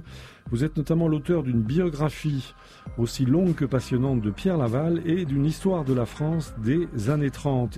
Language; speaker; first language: French; native; French